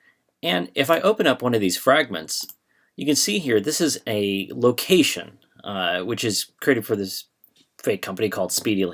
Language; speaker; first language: English; native; English